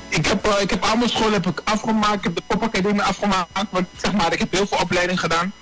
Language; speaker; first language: Dutch; native; Dutch